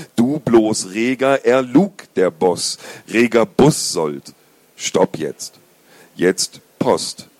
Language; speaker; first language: German; native; German